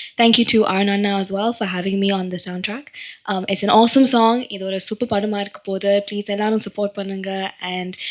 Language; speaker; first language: Tamil; non-native, learner; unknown